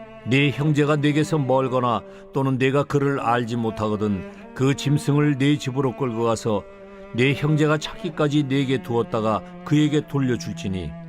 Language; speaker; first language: Korean; native; Korean